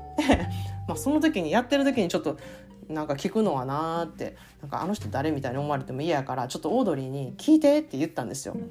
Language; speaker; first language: Japanese; native; Japanese